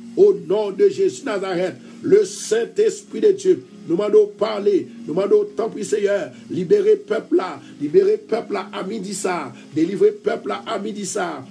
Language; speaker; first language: French; non-native, local second language; Haitian Creole